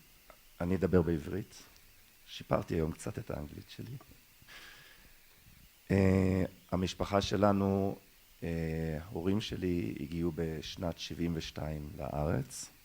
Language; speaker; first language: Hebrew; early bilingual, other home language; German